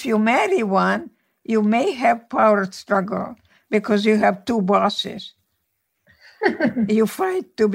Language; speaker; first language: English; non-native, fluent; Hungarian